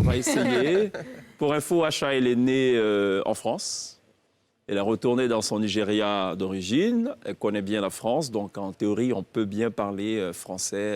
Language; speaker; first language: French; native; French